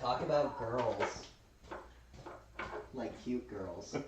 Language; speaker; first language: English; native; English